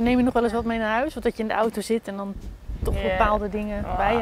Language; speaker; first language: Dutch; native; Dutch